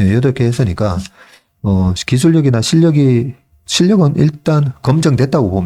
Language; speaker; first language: Korean; native; Korean